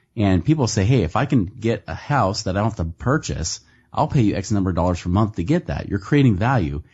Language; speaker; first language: English; native; English